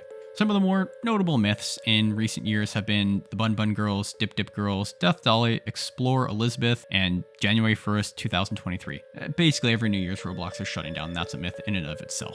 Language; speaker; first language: English; native; English